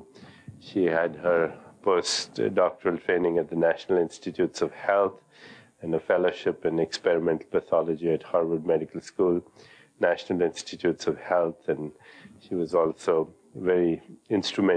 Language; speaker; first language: English; non-native, local second language; Hindi